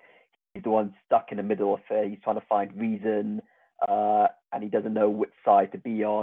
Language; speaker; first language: English; native; English